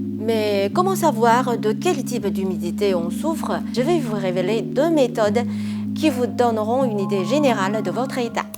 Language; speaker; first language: French; non-native, fluent; Chinese